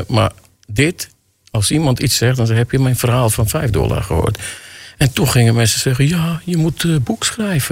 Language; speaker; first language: Dutch; non-native, fluent; Armenian